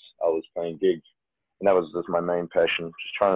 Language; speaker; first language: English; native; English